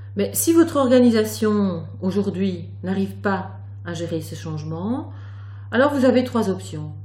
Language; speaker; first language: French; native; French